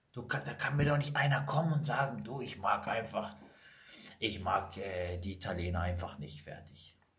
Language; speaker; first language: German; early bilingual, other home language; Italian